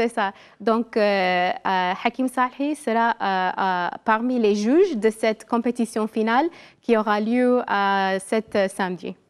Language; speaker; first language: French; non-native, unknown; English